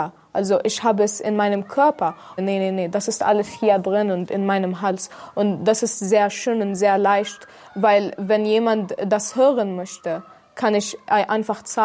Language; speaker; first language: German; non-native, learner; Arabic